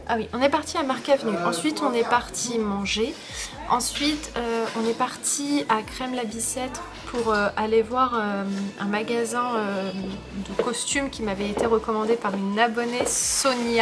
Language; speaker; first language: French; native; French